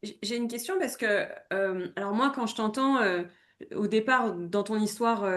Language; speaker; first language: French; native; French